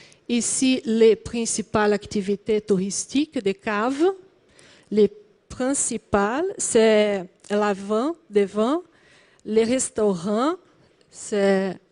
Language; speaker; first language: French; non-native, learner; Portuguese